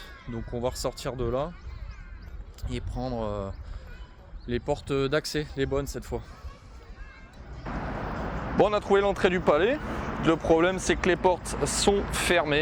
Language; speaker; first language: French; native; French